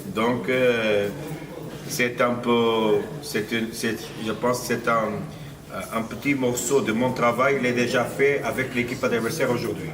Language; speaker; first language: French; non-native, fluent; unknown